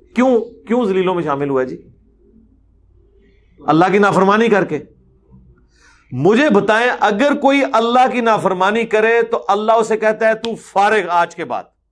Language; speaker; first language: Urdu; native; Urdu